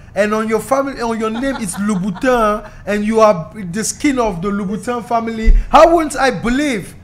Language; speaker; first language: English; non-native, local second language; French